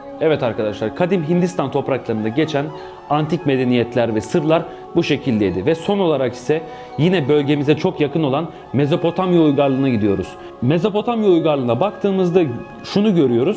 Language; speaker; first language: Turkish; native; Turkish